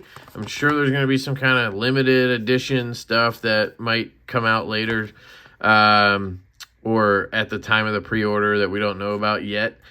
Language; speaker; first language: English; native; English